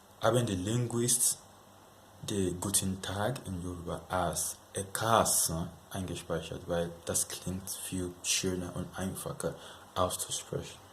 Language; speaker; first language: German; non-native, fluent; Yoruba